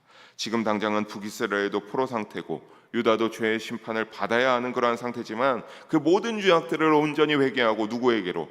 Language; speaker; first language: Korean; native; Korean